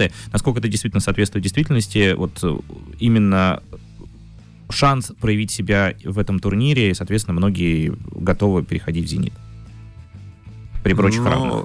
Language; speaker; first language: Russian; native; Russian